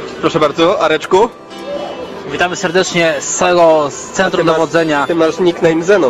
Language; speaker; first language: Polish; native; Polish